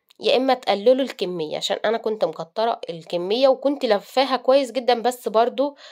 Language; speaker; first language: Arabic; native; Arabic